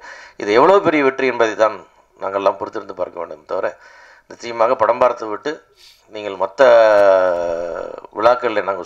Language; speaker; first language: Tamil; native; Tamil